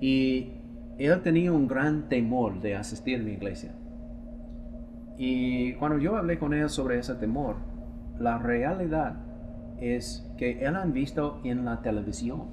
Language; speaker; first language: Spanish; non-native, fluent; English